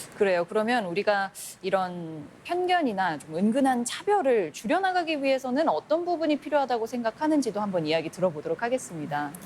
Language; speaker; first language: Korean; native; Korean